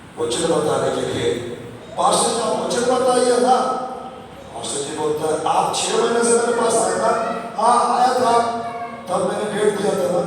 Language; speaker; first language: Hindi; non-native, local second language; Telugu